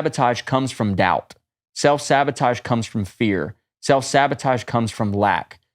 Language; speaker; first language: English; native; English